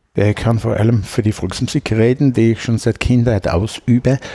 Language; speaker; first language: German; native; German